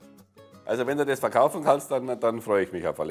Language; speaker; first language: German; native; German